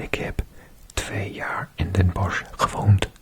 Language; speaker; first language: Dutch; non-native, learner; English